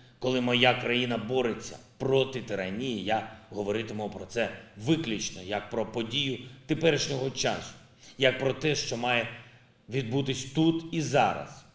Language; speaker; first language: Ukrainian; non-native, local second language; Russian